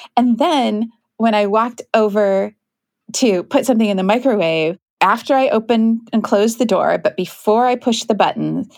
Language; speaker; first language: English; native; English